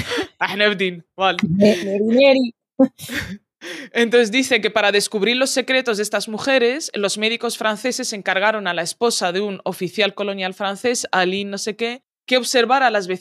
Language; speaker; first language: Spanish; early bilingual, other home language; Arabic